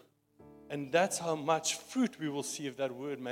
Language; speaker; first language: English; non-native, local second language; Afrikaans